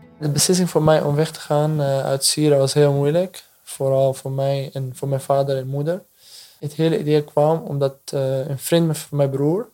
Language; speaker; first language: Dutch; non-native, fluent; Arabic